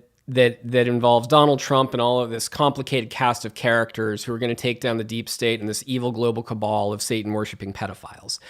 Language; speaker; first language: English; native; English